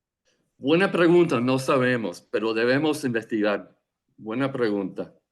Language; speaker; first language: Spanish; non-native, fluent; English